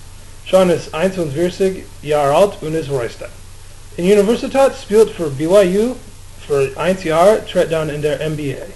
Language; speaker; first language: German; non-native, learner; English